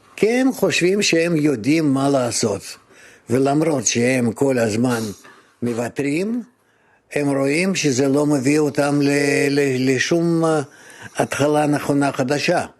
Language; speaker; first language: Hebrew; non-native, fluent; Russian